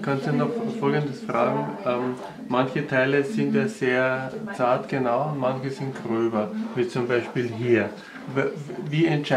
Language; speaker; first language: German; native; German